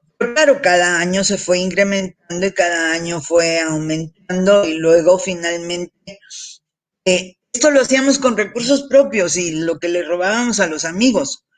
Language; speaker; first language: Spanish; early bilingual, heritage; Spanish